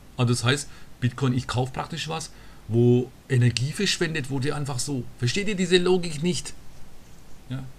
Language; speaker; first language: German; early bilingual, other home language; Turkish